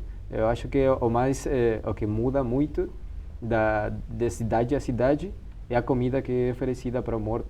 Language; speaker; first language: Portuguese; non-native, fluent; Spanish